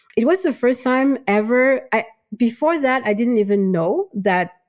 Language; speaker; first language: English; non-native, fluent; Malagasy